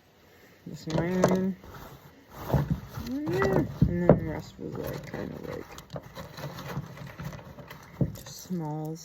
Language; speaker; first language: English; native; English